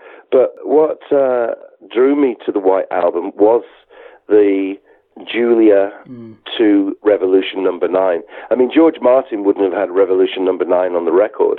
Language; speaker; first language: English; native; English